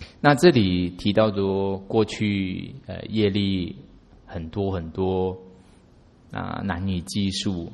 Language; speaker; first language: Chinese; native; Chinese